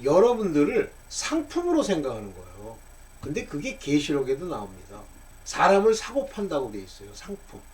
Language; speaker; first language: Korean; native; Korean